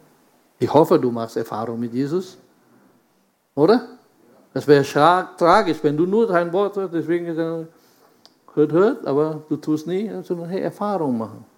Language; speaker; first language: German; non-native, fluent; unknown